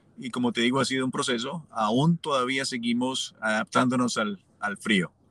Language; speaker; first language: Spanish; native; Spanish